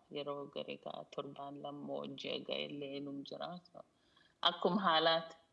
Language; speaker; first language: Oromo; early bilingual, heritage; Oromo